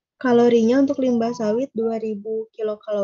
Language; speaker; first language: Indonesian; native; Indonesian